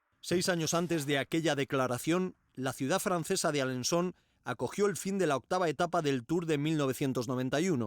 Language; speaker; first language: Spanish; native; Spanish